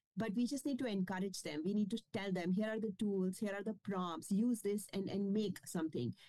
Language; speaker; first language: English; non-native, local second language; Kashmiri